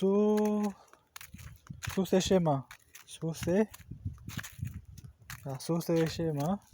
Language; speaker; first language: French; non-native, learner; Portuguese